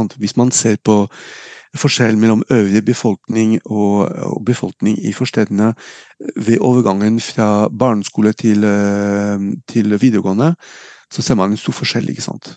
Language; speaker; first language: Norwegian; non-native, fluent; French